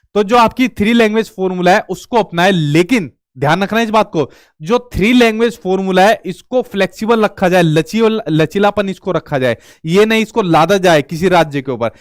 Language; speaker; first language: Hindi; native; Hindi